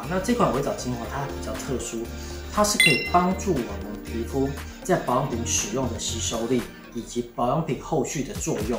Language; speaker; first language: Chinese; native; Chinese